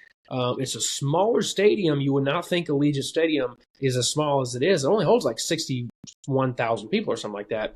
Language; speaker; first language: English; native; English